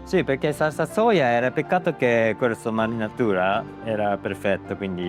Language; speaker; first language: Italian; non-native, learner; Japanese